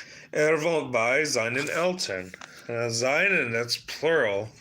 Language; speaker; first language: German; non-native, learner; English